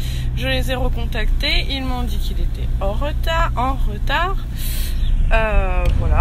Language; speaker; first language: French; native; French